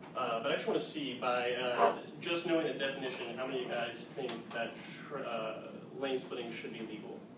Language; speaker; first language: English; native; English